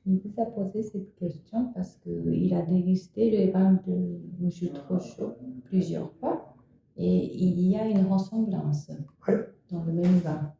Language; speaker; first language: French; non-native, fluent; Japanese